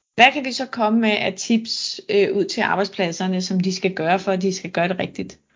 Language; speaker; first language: Danish; native; Danish